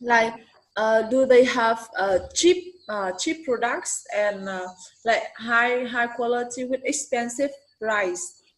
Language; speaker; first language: English; non-native, learner; Vietnamese